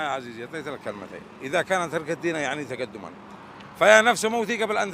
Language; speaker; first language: Arabic; native; Arabic